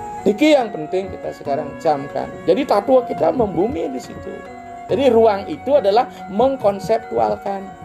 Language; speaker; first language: Indonesian; non-native, local second language; Balinese